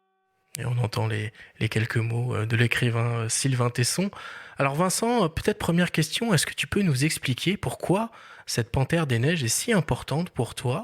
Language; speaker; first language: French; native; French